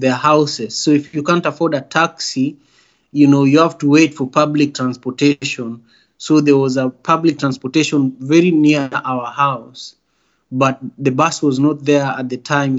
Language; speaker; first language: English; non-native, local second language; Luo (Kenya and Tanzania)